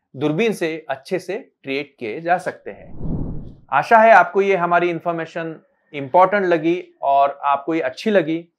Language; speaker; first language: Hindi; non-native, local second language; Marathi